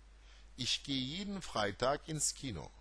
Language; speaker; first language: German; non-native, fluent; Turkish